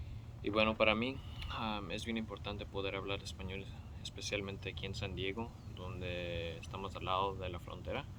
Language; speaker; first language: Spanish; early bilingual, heritage; Spanish